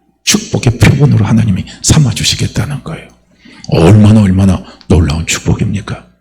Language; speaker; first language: Korean; native; Korean